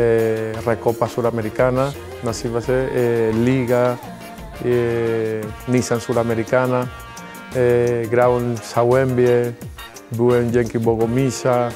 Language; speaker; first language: Polish; non-native, learner; Spanish